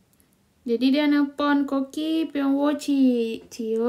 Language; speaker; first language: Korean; non-native, learner; Indonesian